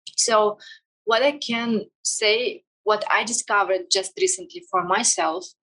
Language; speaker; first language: English; non-native, fluent; Kazakh